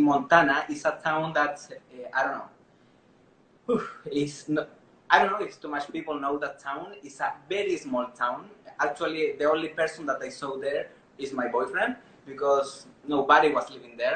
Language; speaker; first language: English; non-native, learner; Spanish